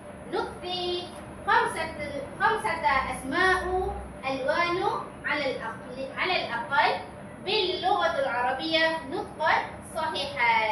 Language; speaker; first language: Arabic; non-native, learner; Malay